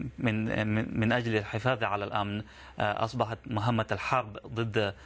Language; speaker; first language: Arabic; non-native, fluent; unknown